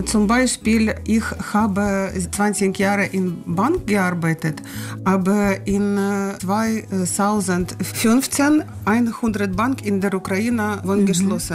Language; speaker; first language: German; non-native, learner; Russian